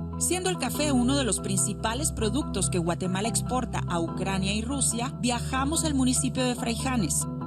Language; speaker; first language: Spanish; native; Spanish